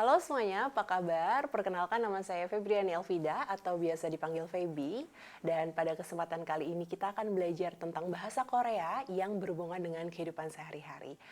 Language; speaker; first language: Indonesian; native; Indonesian